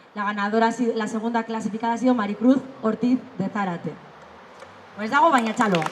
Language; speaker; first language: Spanish; native; Spanish